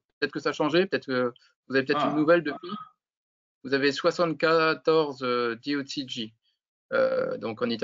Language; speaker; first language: French; native; French